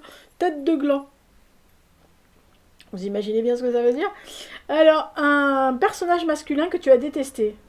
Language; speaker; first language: French; native; French